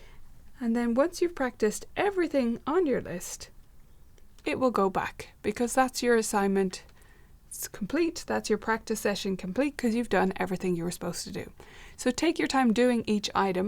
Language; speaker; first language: English; native; English